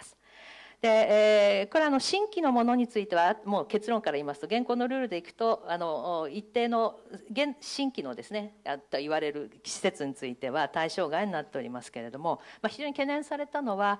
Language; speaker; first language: Japanese; native; Japanese